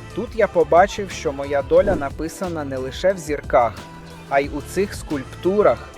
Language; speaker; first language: Ukrainian; non-native, learner; English